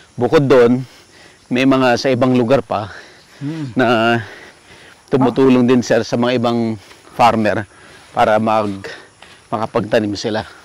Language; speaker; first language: Filipino; native; Filipino